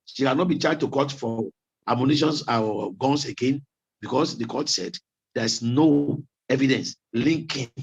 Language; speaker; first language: English; non-native, local second language; Yoruba